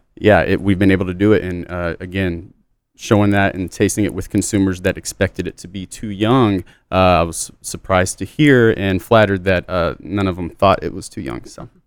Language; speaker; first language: English; native; English